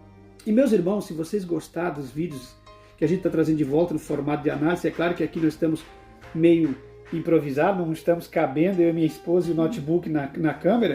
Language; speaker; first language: Portuguese; native; Portuguese